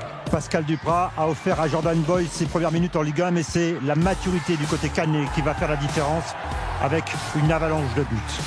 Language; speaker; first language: French; native; French